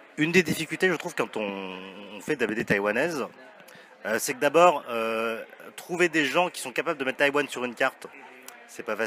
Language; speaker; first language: French; native; French